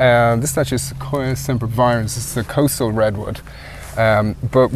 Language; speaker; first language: English; native; English